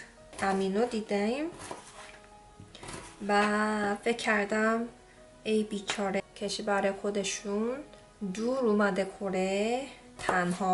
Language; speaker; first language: Persian; non-native, learner; Korean